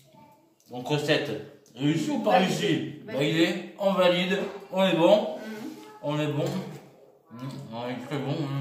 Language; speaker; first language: French; native; French